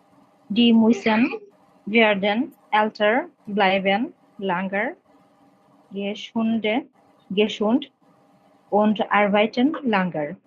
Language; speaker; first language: German; non-native, learner; Bangla